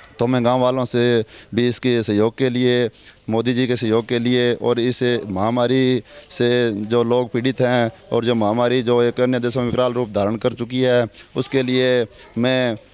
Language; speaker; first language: Hindi; native; Hindi